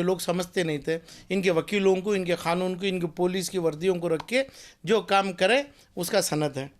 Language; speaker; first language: Hindi; non-native, local second language; Urdu